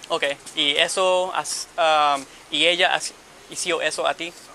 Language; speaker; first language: Spanish; early bilingual, heritage; Spanish